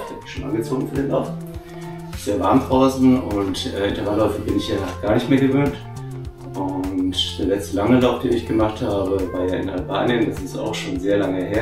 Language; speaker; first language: German; native; German